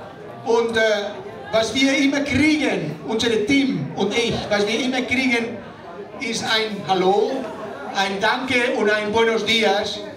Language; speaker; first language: German; non-native, fluent; Spanish